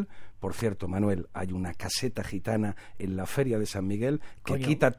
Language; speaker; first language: Spanish; native; Spanish